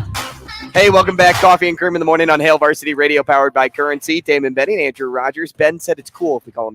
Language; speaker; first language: English; native; English